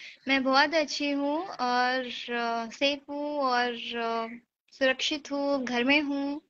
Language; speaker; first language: Hindi; native; Hindi